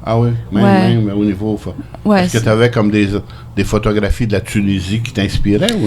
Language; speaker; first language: French; native; French